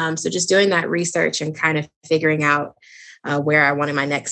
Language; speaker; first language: English; native; English